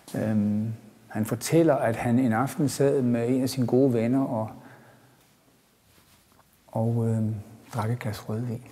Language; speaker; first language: Danish; native; Danish